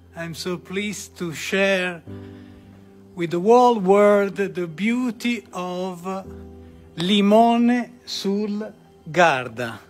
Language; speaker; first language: English; non-native, fluent; Italian